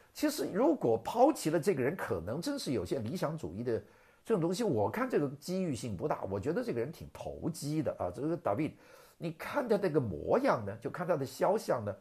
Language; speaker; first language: Chinese; non-native, local second language; Cantonese